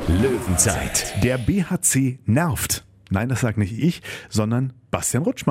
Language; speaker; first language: German; native; German